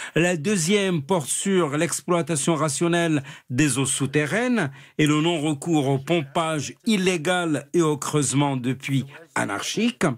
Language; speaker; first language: French; non-native, local second language; Arabic